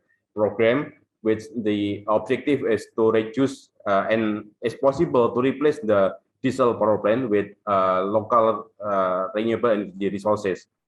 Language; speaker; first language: English; non-native, local second language; Indonesian